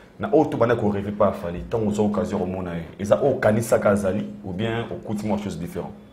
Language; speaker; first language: French; non-native, local second language; Lingala